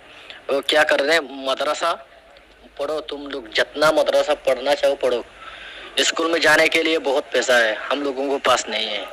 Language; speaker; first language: Hindi; non-native, learner; Rohingya